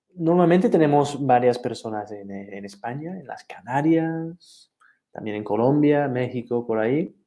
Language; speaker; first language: Spanish; non-native, fluent; English